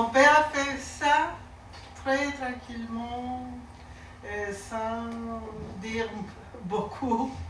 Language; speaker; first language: French; non-native, learner; Spanish